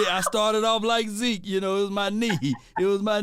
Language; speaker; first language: English; native; English